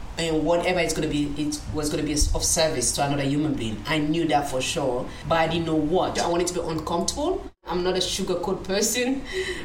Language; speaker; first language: English; non-native, local second language; Krio